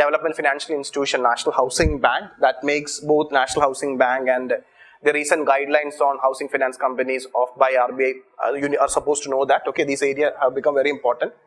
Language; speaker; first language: English; non-native, local second language; Malayalam